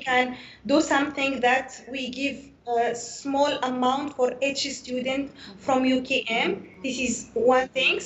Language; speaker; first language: English; non-native, learner; Arabic